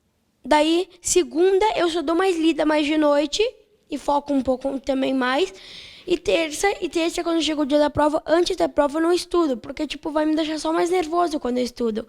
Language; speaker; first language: Portuguese; native; Portuguese